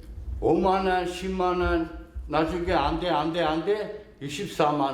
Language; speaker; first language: Korean; non-native, learner; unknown